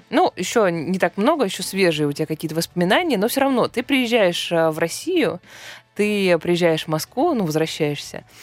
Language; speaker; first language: Russian; native; Russian